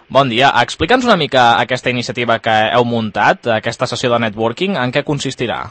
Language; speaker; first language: Catalan; native; Catalan